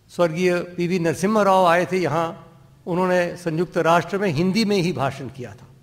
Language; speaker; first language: Hindi; non-native, local second language; Dogri